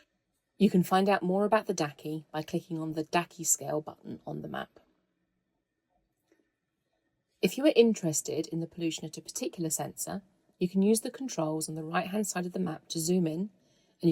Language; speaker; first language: English; native; English